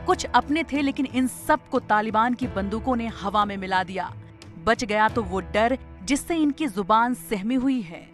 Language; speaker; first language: Hindi; native; Hindi